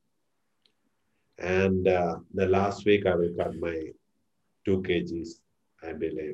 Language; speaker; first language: English; non-native, local second language; Malayalam